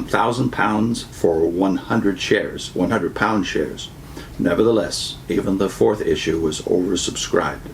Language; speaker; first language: English; native; English